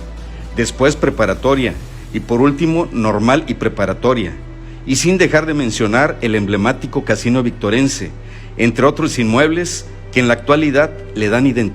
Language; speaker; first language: Spanish; native; Spanish